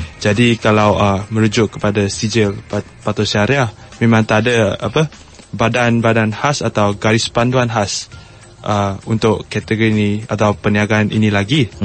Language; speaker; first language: Malay; non-native, local second language; Chinese